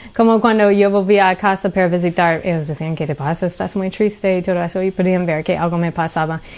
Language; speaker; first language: Spanish; non-native, fluent; English